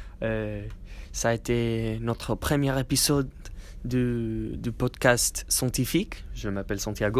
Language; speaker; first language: French; non-native, learner; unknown